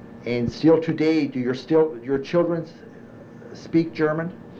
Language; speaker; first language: English; early bilingual, other home language; German